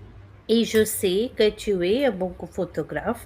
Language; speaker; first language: French; non-native, fluent; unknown